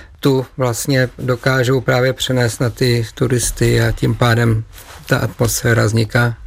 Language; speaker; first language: Czech; native; Czech